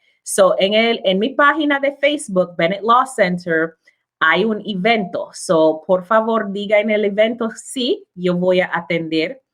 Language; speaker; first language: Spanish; non-native, learner; English